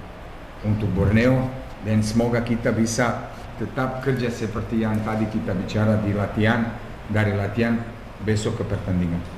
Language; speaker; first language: Indonesian; non-native, fluent; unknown